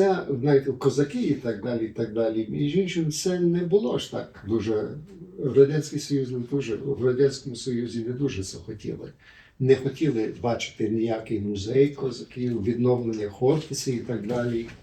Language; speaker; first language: Ukrainian; early bilingual, heritage; Ukrainian